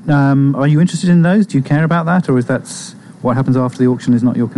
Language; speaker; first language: English; native; English